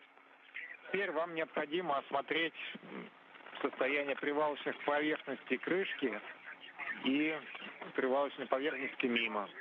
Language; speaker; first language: Russian; native; Russian